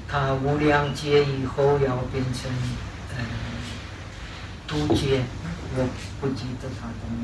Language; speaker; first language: Chinese; non-native, fluent; Czech